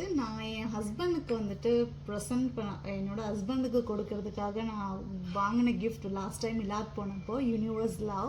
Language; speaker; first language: Tamil; non-native, local second language; Malayalam